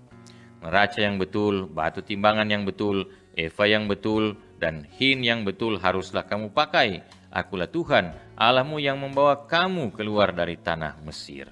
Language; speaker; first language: Indonesian; native; Indonesian